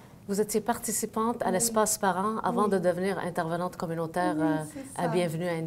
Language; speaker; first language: French; native; French